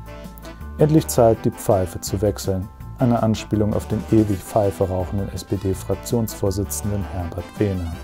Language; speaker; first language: German; native; German